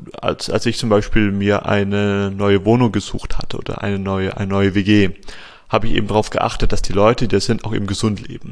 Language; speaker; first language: German; native; German